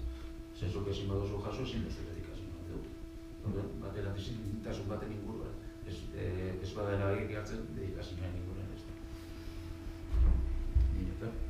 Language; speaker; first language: Basque; native; Basque